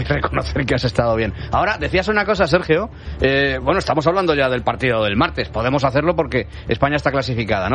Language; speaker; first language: Spanish; native; Spanish